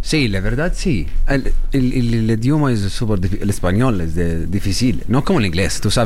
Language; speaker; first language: Spanish; non-native, learner; Arabic